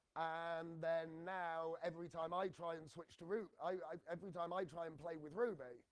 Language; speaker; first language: English; native; English